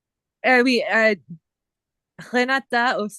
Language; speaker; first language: French; non-native, learner; English